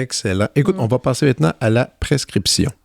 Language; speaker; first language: French; native; French